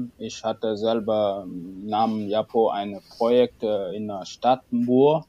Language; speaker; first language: German; non-native, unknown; Wolof